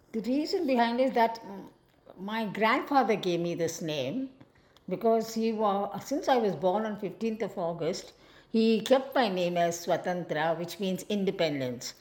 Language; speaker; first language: English; non-native, local second language; Malayalam